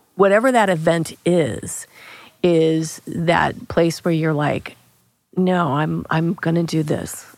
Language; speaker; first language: English; native; English